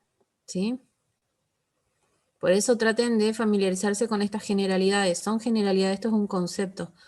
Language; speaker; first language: Spanish; native; Spanish